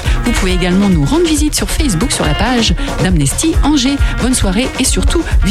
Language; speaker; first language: French; native; French